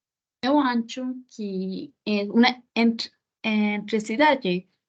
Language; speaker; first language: Portuguese; non-native, learner; Spanish